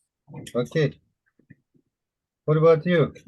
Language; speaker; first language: English; non-native, fluent; Uzbek